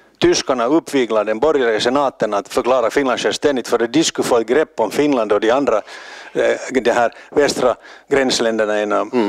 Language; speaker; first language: Swedish; native; Swedish